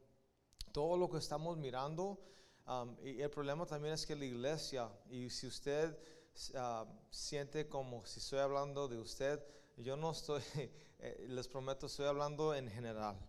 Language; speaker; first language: Spanish; early bilingual, heritage; Spanish